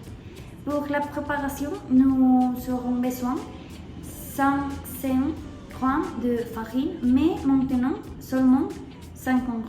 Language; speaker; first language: French; non-native, learner; Spanish